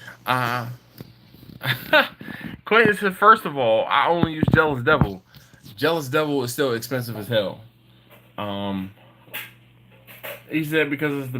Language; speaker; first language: English; native; English